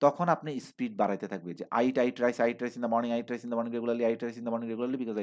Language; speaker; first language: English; non-native, fluent; Bangla